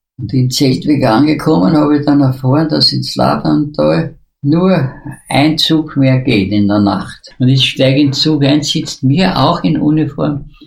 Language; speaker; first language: German; native; German